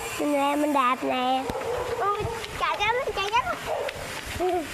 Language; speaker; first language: Vietnamese; native; Vietnamese